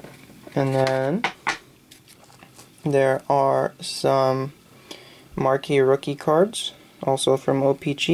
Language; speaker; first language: English; native; English